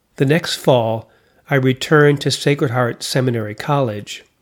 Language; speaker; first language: English; native; English